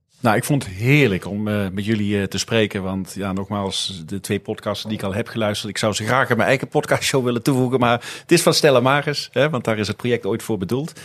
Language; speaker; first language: Dutch; native; Dutch